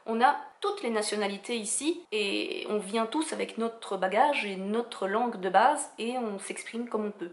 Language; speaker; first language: French; native; French